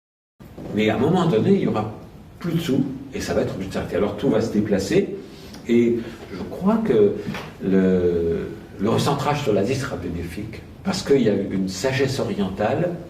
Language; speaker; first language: French; native; French